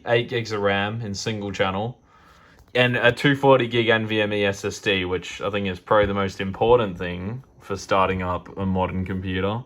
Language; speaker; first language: English; native; English